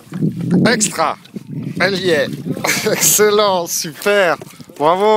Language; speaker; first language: French; native; French